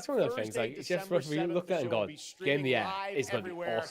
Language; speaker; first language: English; native; English